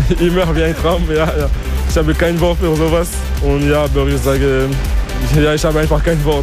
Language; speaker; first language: German; non-native, local second language; French